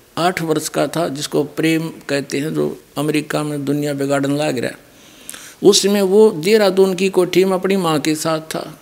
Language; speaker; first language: Hindi; native; Hindi